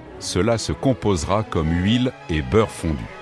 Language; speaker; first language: French; native; French